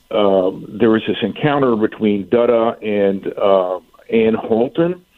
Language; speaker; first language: English; native; English